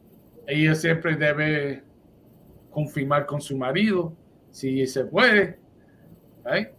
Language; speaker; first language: Spanish; early bilingual, heritage; Spanish